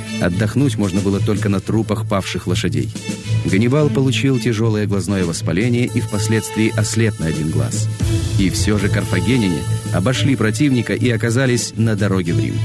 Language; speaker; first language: Russian; native; Russian